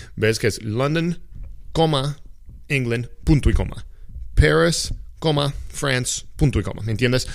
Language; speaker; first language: Spanish; non-native, fluent; English